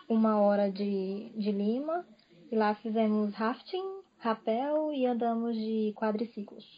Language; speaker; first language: Spanish; non-native, learner; Portuguese